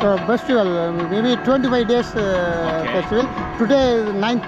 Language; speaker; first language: English; non-native, learner; Tamil